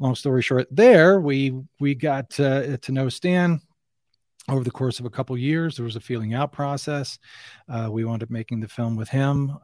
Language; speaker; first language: English; native; English